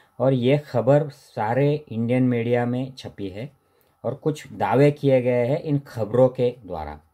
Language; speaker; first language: Hindi; non-native, local second language; Marathi